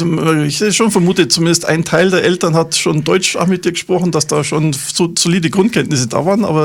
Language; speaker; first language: German; native; German